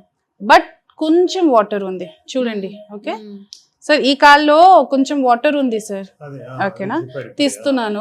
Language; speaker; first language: Telugu; non-native, fluent; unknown